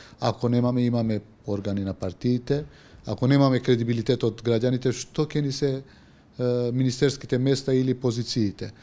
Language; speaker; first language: Macedonian; non-native, local second language; Albanian